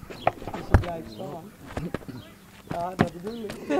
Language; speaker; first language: Dutch; native; Dutch